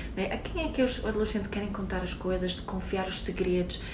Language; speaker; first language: Portuguese; non-native, fluent; Swedish